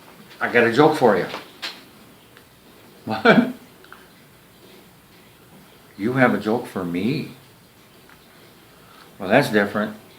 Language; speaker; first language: English; native; English